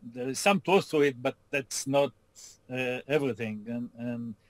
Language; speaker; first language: English; non-native, fluent; Hebrew